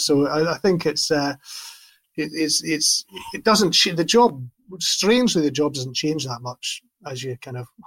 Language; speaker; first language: English; native; English